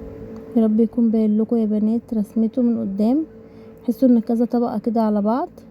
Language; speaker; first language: Arabic; native; Arabic